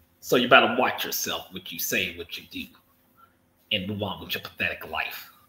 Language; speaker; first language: English; native; English